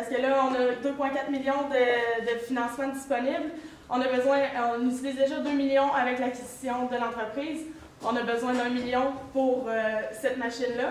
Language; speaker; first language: French; native; French